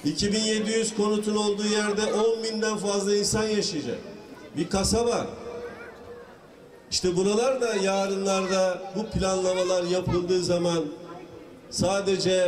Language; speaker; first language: Turkish; native; Turkish